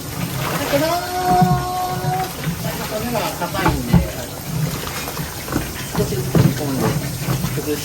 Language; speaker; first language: Japanese; native; Japanese